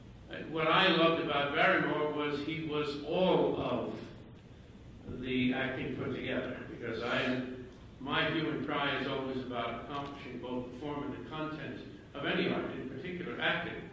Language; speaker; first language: English; early bilingual, other home language; Italian